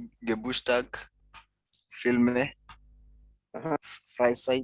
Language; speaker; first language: German; non-native, learner; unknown